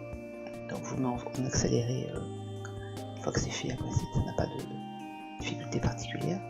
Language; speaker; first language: French; native; French